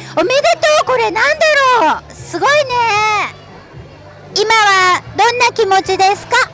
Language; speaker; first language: Japanese; native; Japanese